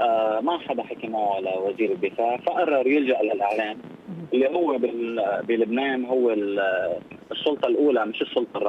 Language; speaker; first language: Arabic; native; Arabic